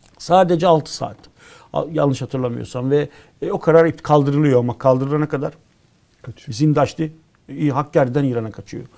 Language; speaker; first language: Turkish; native; Turkish